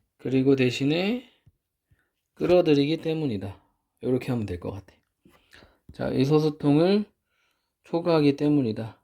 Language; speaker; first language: Korean; native; Korean